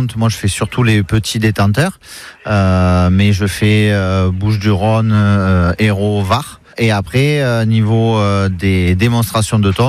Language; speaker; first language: French; native; French